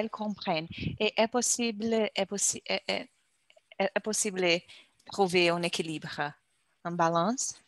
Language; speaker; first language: French; non-native, learner; Portuguese